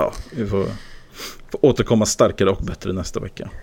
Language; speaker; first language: Swedish; native; Swedish